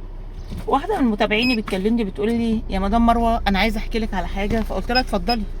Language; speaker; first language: Arabic; native; Arabic